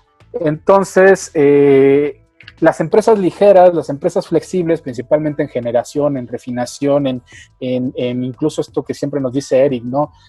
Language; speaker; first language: Spanish; native; Spanish